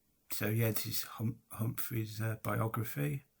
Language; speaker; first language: English; native; English